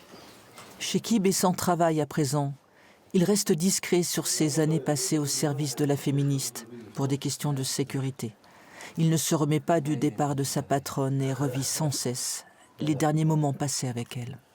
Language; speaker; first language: French; native; French